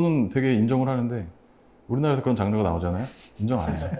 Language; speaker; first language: Korean; native; Korean